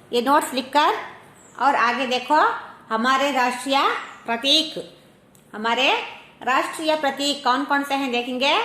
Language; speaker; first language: Hindi; non-native, local second language; Kannada